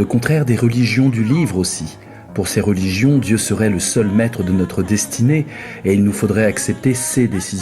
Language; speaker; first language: French; native; French